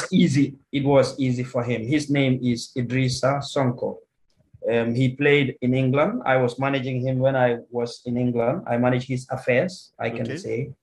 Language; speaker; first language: English; non-native, local second language; Wolof